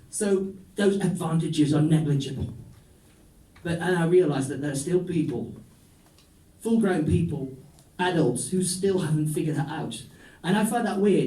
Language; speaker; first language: English; non-native, fluent; Dutch